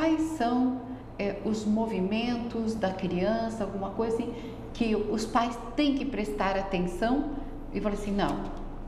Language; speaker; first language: Portuguese; native; Portuguese